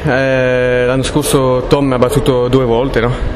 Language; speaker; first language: Italian; non-native, fluent; French